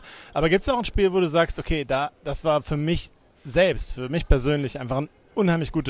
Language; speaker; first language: German; native; German